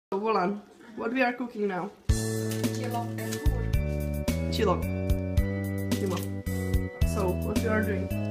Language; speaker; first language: English; non-native, learner; Czech